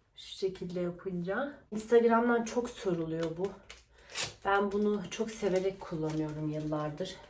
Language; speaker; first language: Turkish; early bilingual, heritage; Turkish